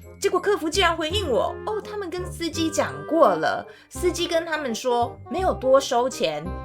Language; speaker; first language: Chinese; native; Chinese